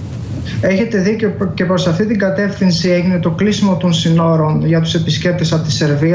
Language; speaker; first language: Greek; native; Greek